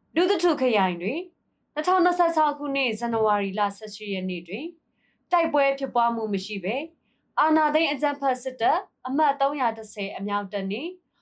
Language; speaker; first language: Burmese; non-native, local second language; S'gaw Karen